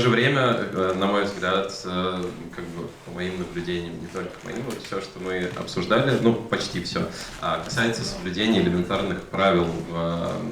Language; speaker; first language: Russian; native; Russian